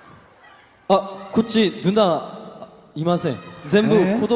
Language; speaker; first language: Japanese; non-native, learner; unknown